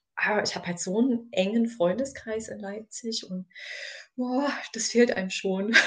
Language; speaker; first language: German; native; German